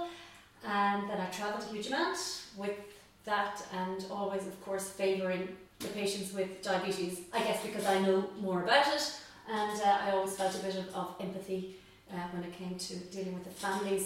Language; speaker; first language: English; native; English